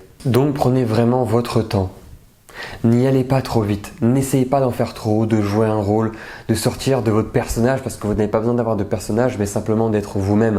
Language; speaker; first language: French; native; French